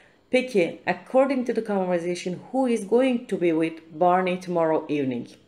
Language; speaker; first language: English; non-native, fluent; Turkish